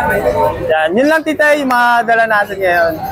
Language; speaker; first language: Filipino; native; Filipino